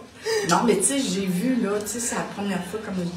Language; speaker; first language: French; native; French